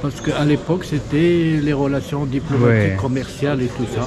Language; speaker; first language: French; non-native, local second language; Arabic